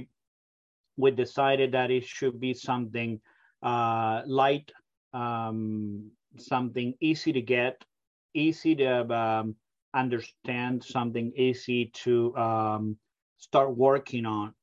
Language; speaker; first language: English; non-native, fluent; Spanish